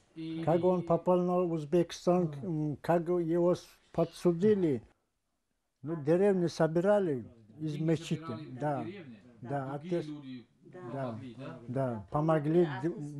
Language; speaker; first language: Russian; non-native, local second language; Tajik